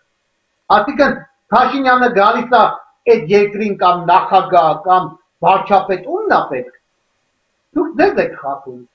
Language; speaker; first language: Armenian; native; Armenian